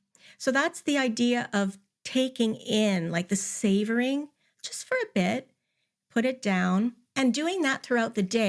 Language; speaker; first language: English; native; English